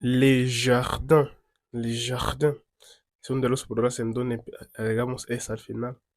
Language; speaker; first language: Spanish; non-native, fluent; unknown